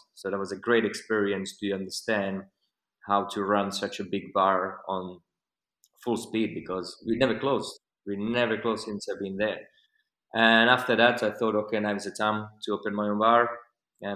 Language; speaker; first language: English; non-native, fluent; Slovak